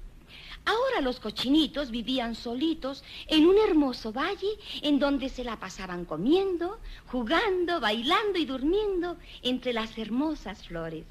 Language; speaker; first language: Spanish; native; Spanish